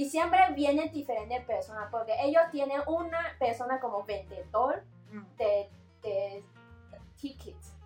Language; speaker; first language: Spanish; non-native, learner; Chinese